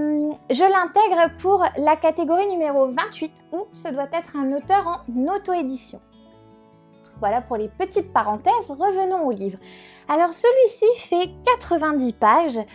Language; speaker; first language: French; native; French